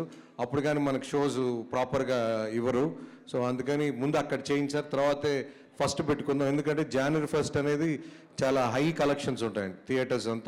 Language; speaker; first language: Telugu; native; Telugu